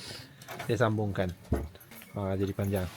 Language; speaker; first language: Malay; native; Malay